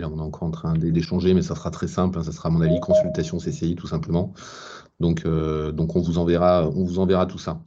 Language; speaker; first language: French; native; French